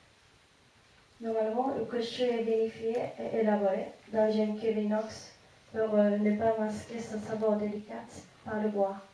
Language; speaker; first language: French; non-native, fluent; Japanese